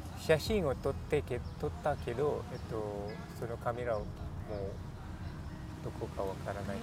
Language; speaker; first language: Japanese; non-native, learner; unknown